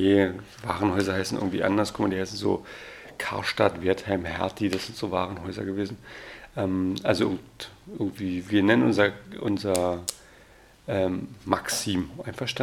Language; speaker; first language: German; native; German